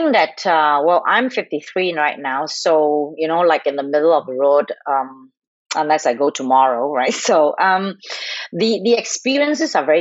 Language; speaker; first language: English; non-native, local second language; Cantonese